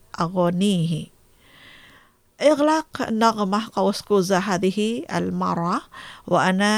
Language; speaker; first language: Arabic; non-native, fluent; Indonesian